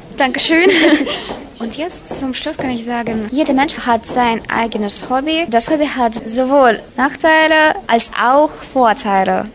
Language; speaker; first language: German; non-native, fluent; Russian